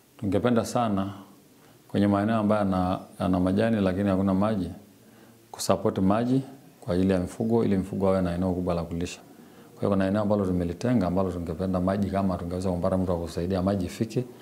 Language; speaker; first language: Swahili; non-native, local second language; Masai